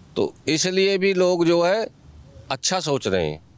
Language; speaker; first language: Hindi; native; Hindi